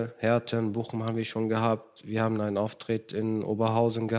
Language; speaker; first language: German; non-native, fluent; Kurdish